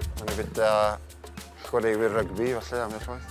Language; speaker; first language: Welsh; native; Welsh